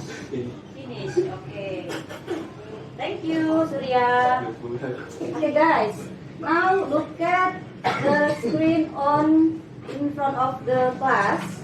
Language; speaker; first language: English; non-native, fluent; Indonesian